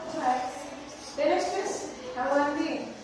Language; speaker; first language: English; non-native, learner; Indonesian